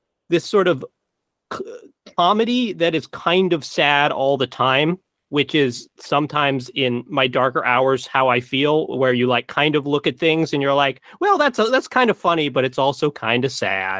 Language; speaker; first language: English; native; English